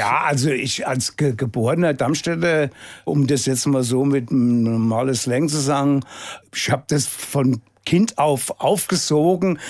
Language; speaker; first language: German; native; German